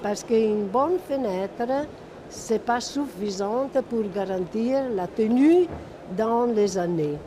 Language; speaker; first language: French; non-native, fluent; Italian